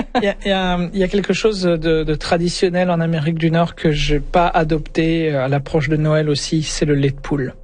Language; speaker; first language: French; native; French